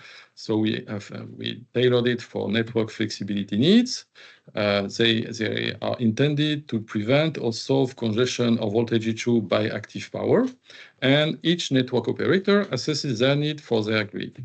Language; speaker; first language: English; non-native, fluent; French